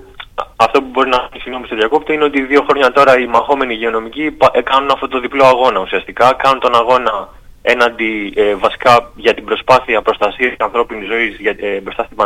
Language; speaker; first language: Greek; native; Greek